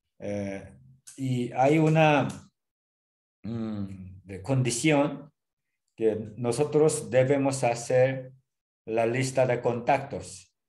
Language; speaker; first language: Spanish; non-native, learner; Korean